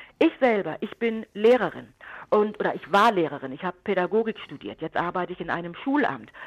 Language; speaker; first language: German; native; German